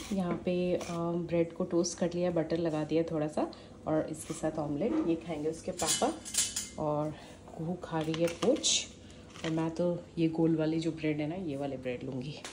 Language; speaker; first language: Hindi; non-native, local second language; Bangla